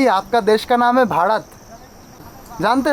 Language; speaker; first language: Hindi; non-native, local second language; Bangla